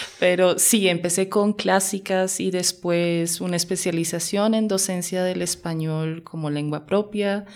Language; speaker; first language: Spanish; native; Spanish